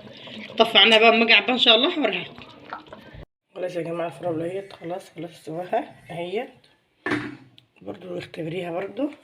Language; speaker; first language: Arabic; native; Arabic